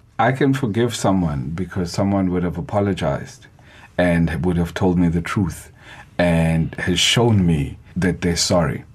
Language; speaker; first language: English; non-native, local second language; Xhosa